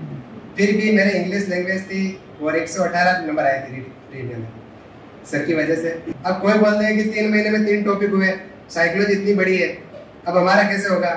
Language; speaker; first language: Hindi; non-native, local second language; Marwari